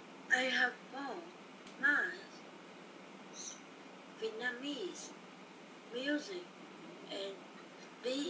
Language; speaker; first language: English; non-native, learner; Vietnamese